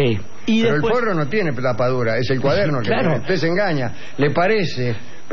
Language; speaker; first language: Spanish; native; Spanish